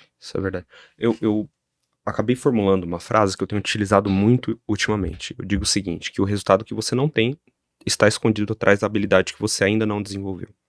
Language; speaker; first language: Portuguese; native; Portuguese